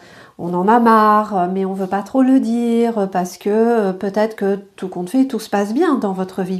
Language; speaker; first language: French; native; French